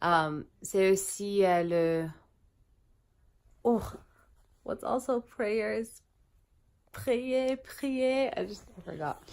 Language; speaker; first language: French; non-native, learner; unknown